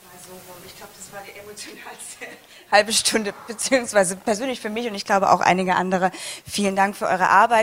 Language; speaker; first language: German; native; German